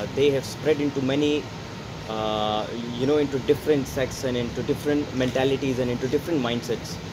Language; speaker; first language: English; non-native, local second language; Urdu